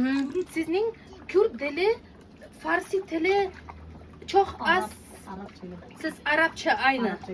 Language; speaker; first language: Turkish; non-native, learner; Russian